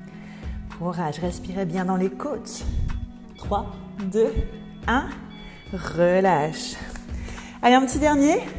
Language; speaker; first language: French; native; French